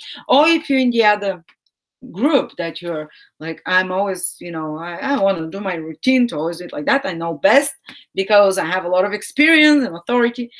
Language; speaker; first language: English; non-native, fluent; Bulgarian